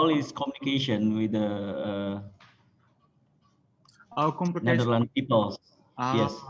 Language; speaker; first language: English; non-native, learner; Indonesian